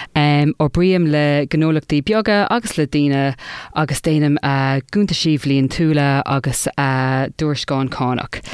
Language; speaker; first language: Irish; non-native, local second language; English